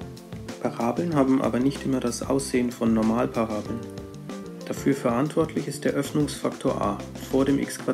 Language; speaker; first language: German; native; German